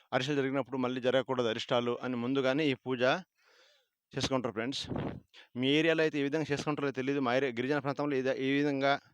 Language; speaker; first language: Telugu; native; Telugu